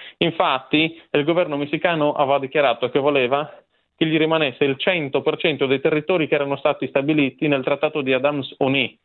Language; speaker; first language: Italian; native; Italian